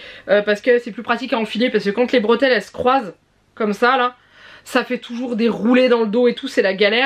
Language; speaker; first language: French; native; French